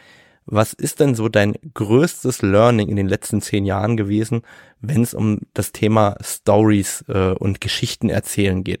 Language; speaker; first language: German; native; German